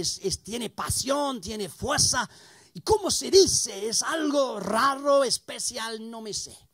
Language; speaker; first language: Spanish; non-native, learner; English